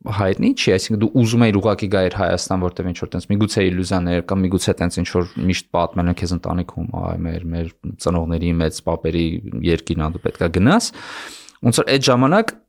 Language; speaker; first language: Armenian; native; Armenian